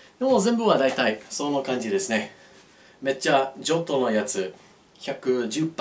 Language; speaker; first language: Japanese; non-native, learner; English